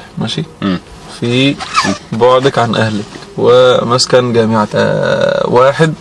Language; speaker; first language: Arabic; native; Arabic